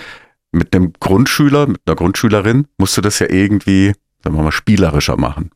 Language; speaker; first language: German; native; German